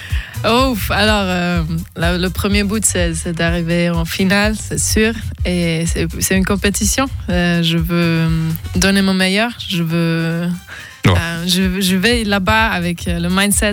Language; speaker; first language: French; non-native, local second language; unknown